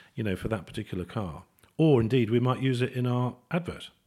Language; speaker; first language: English; native; English